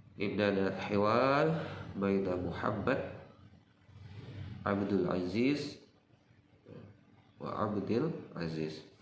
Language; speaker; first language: Arabic; non-native, fluent; Indonesian